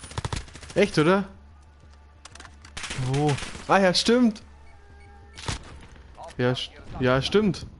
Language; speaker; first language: German; native; German